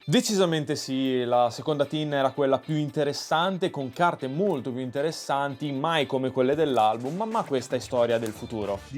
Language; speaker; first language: Italian; native; Italian